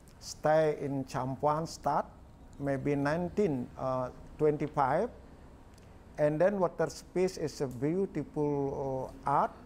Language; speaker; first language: English; non-native, learner; Balinese